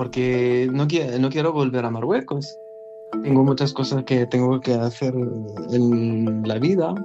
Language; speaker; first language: Spanish; non-native, learner; Arabic